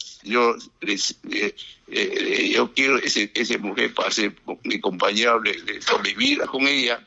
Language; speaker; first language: Spanish; non-native, learner; Chinese